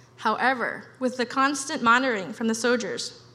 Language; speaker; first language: English; early bilingual, other home language; Khmer